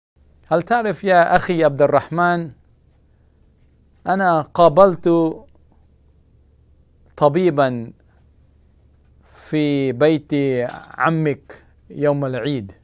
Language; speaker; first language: Arabic; non-native, fluent; English